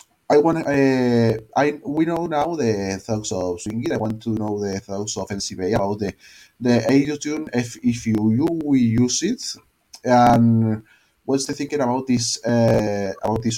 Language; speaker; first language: English; non-native, learner; Spanish